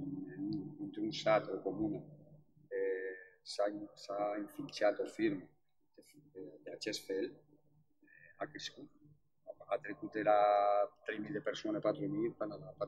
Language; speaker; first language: Romanian; non-native, fluent; Spanish